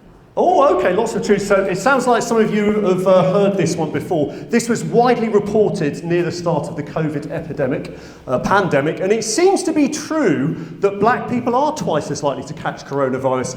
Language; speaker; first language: English; native; English